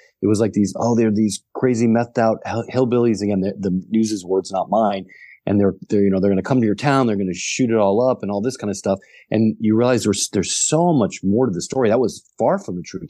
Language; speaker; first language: English; native; English